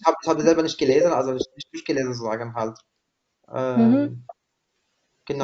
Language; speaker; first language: German; non-native, fluent; Arabic